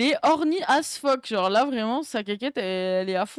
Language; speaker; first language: French; native; French